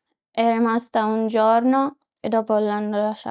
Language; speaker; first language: Italian; non-native, learner; Arabic